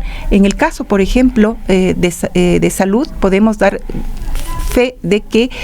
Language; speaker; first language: Spanish; native; Spanish